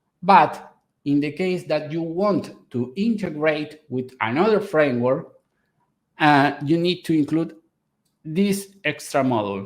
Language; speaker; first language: English; non-native, fluent; Spanish